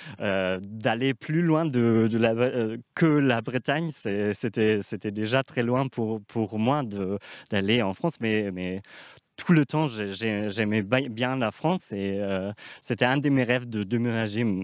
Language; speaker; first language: French; non-native, fluent; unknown